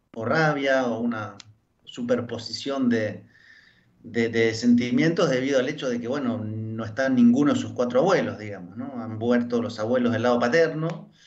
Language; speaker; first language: Spanish; early bilingual, heritage; French